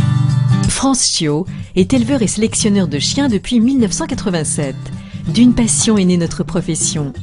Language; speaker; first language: French; native; French